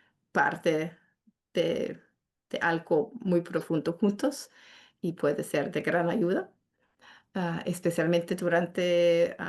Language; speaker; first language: Spanish; non-native, fluent; English